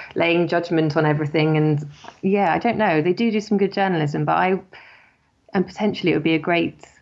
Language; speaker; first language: English; native; English